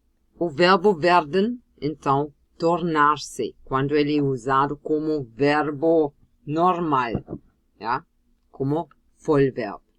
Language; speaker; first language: Portuguese; non-native, fluent; German